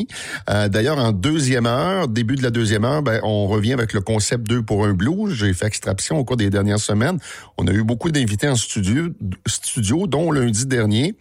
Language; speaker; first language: French; native; French